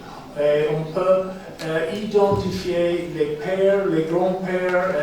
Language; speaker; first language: French; non-native, fluent; English